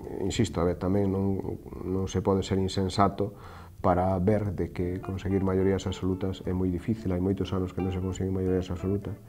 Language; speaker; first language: Galician; native; Galician